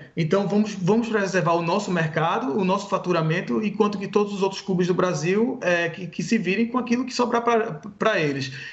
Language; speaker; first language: Portuguese; native; Portuguese